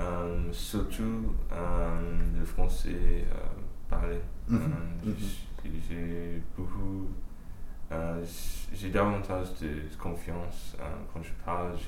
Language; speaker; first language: French; early bilingual, heritage; French